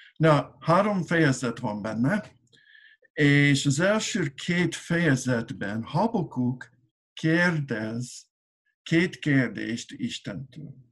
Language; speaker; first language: Hungarian; non-native, learner; English